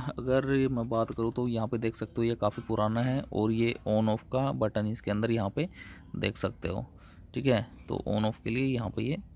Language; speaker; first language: Hindi; native; Hindi